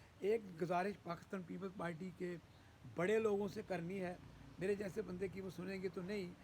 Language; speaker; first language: Urdu; non-native, local second language; Punjabi